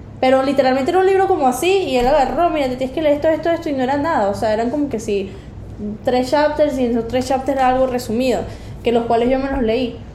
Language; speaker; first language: Spanish; early bilingual, heritage; Spanish